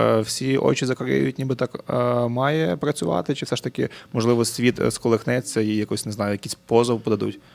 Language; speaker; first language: Ukrainian; native; Ukrainian